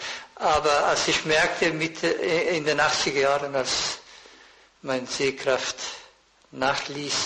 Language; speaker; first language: German; non-native, fluent; Persian